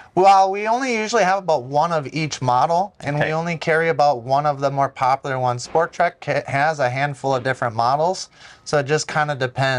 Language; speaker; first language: English; native; English